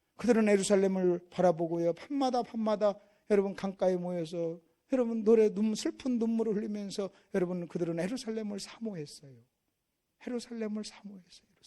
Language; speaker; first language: Korean; native; Korean